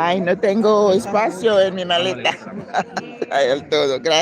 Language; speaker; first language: Spanish; non-native, learner; English